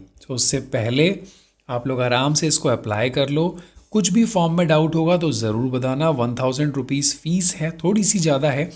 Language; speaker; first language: Hindi; native; Hindi